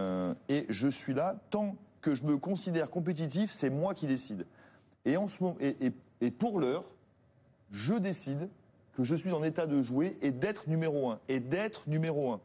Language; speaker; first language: French; native; French